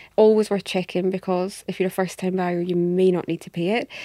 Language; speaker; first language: English; native; English